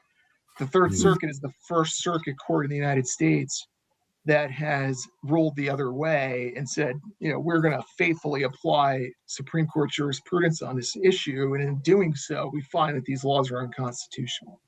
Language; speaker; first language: English; native; English